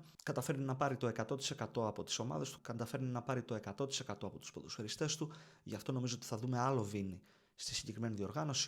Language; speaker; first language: Greek; native; Greek